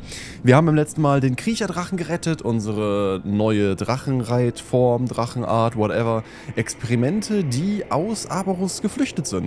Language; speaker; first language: German; native; German